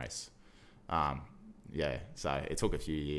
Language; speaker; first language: English; native; English